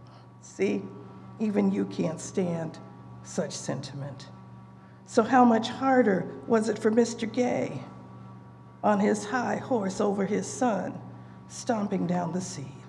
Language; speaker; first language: English; native; English